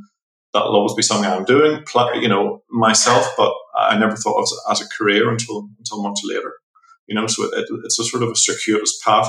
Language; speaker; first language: English; native; English